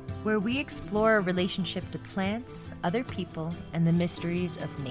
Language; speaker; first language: English; native; English